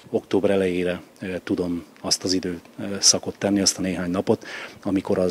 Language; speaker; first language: Hungarian; native; Hungarian